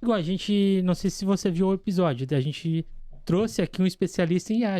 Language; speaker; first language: Portuguese; native; Portuguese